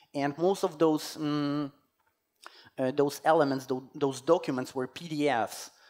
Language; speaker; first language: English; non-native, fluent; Polish